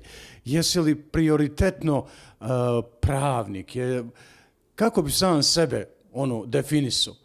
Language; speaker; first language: Serbian; native; Serbian